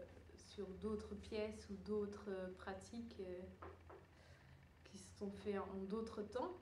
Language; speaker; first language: French; early bilingual, other home language; Dutch